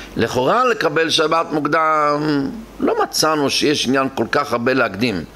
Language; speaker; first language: Hebrew; non-native, local second language; Yiddish